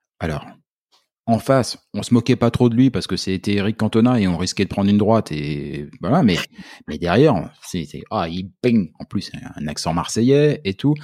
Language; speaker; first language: French; native; French